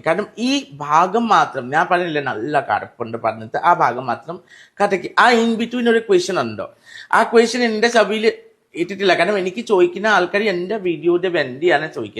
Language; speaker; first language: Malayalam; non-native, fluent; Assamese